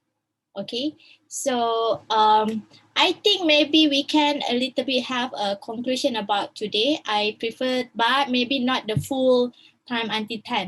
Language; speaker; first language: English; non-native, local second language; Malay